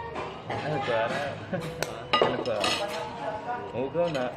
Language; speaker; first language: Filipino; non-native, local second language; Cebuano